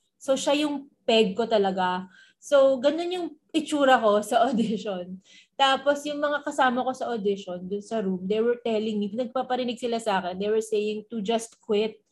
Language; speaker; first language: Filipino; native; Filipino